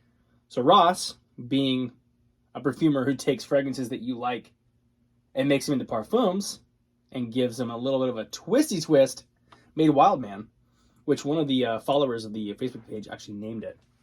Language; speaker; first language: English; native; English